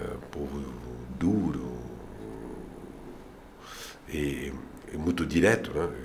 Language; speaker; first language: Portuguese; non-native, fluent; French